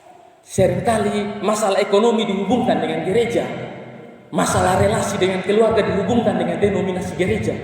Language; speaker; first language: Indonesian; non-native, local second language; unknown